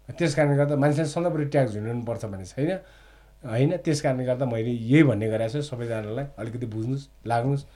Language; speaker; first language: Nepali; native; Nepali